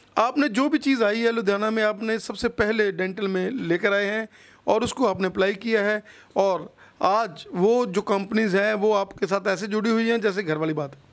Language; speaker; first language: Hindi; non-native, local second language; Punjabi